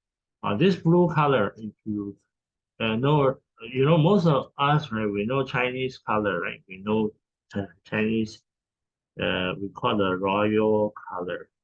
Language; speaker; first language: English; non-native, fluent; Chinese